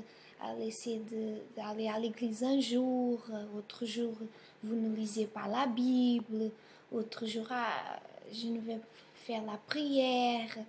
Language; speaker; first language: French; non-native, fluent; Portuguese